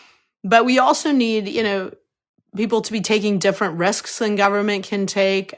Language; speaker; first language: English; native; English